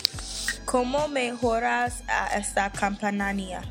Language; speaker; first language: Spanish; non-native, learner; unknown